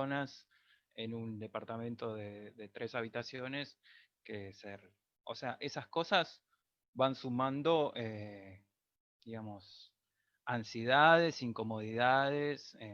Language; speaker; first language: Spanish; native; Spanish